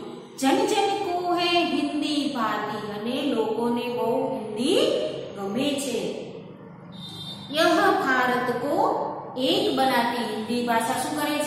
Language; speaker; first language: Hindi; non-native, local second language; Gujarati